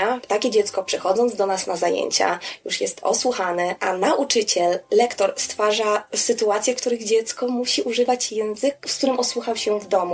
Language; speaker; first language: Polish; native; Polish